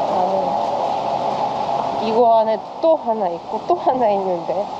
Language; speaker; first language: Korean; non-native, fluent; Russian